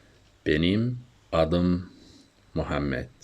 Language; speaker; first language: Turkish; non-native, learner; Central Kurdish